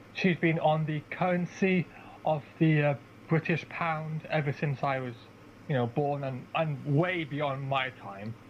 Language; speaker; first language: English; native; English